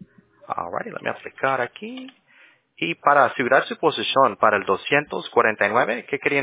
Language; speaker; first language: Spanish; early bilingual, heritage; English